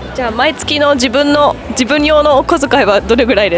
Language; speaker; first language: Japanese; non-native, fluent; English